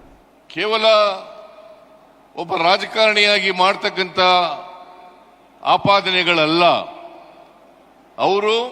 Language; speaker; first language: Kannada; native; Kannada